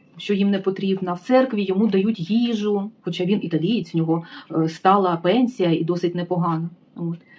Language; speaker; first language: Ukrainian; native; Ukrainian